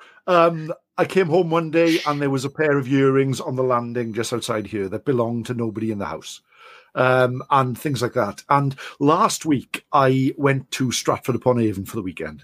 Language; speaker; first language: English; native; English